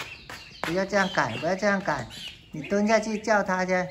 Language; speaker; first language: Cantonese; native; Cantonese